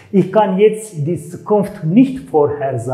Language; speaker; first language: German; non-native, fluent; Turkish